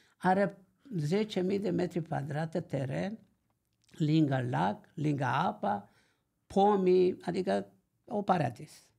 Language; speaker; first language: Romanian; non-native, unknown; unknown